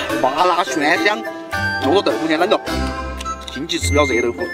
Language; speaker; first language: Chinese; native; Chinese